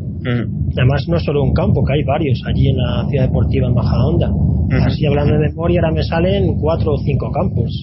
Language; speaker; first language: Spanish; native; Spanish